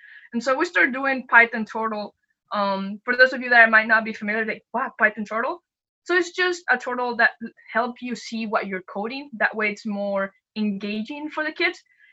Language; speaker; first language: English; non-native, fluent; Spanish